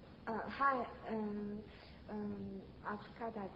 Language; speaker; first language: Japanese; non-native, learner; Chinese